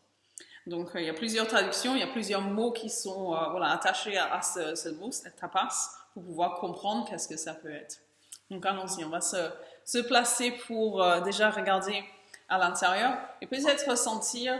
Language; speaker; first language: French; native; French